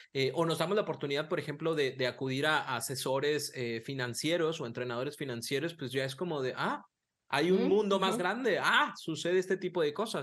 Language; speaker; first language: Spanish; native; Spanish